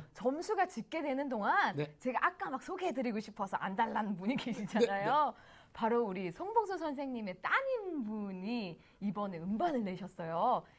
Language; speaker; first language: Korean; native; Korean